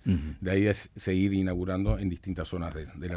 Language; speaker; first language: Spanish; native; Spanish